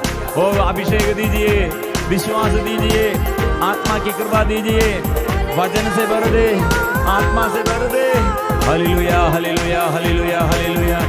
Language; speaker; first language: Hindi; non-native, local second language; Malayalam